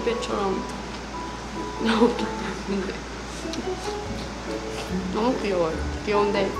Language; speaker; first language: Korean; non-native, fluent; Thai